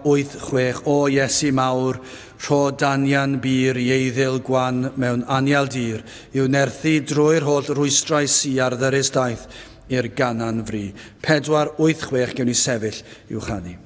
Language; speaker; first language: Welsh; native; Welsh